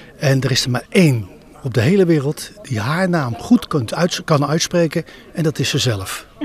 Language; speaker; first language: Dutch; native; Dutch